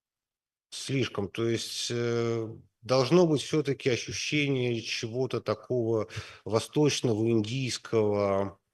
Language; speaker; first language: Russian; native; Russian